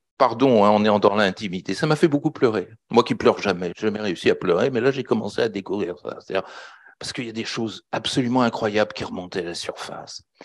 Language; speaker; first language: French; native; French